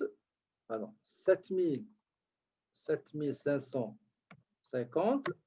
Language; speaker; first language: French; native; French